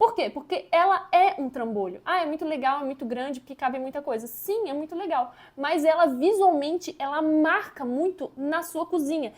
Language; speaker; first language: Portuguese; native; Portuguese